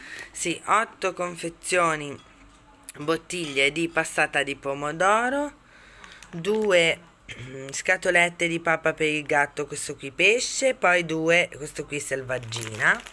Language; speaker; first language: Italian; native; Italian